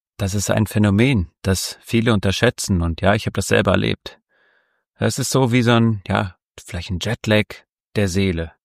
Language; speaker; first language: German; native; German